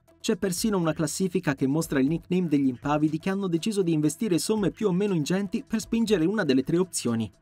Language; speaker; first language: Italian; native; Italian